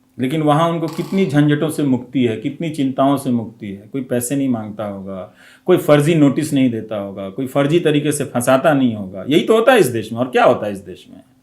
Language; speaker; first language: Hindi; non-native, local second language; Bhojpuri